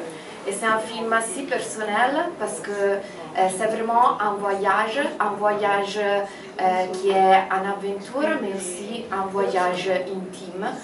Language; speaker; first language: French; non-native, fluent; Italian